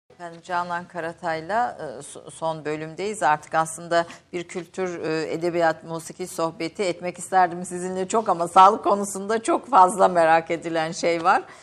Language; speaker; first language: Turkish; native; Turkish